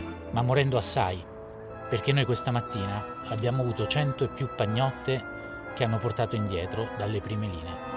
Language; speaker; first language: Italian; native; Italian